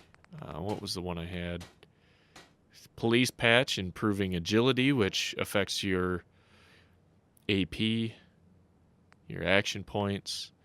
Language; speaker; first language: English; native; English